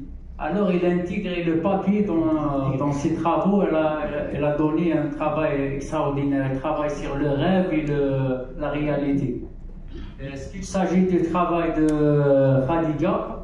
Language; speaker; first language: French; non-native, local second language; Arabic